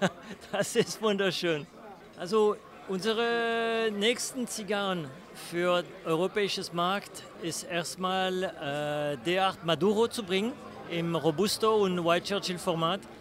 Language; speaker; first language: German; early bilingual, heritage; German